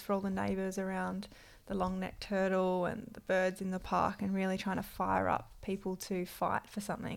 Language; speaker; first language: English; native; English